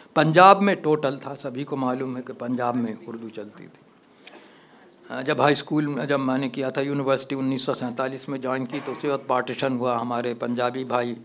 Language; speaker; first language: Hindi; native; Hindi